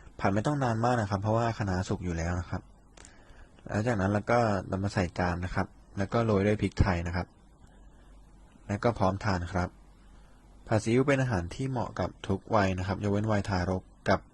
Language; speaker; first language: Thai; native; Thai